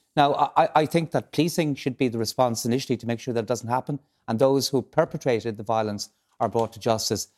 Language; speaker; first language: English; native; English